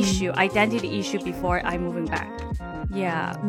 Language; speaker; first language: English; non-native, fluent; Chinese